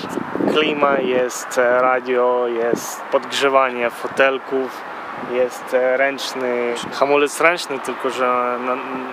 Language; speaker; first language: Polish; non-native, fluent; Ukrainian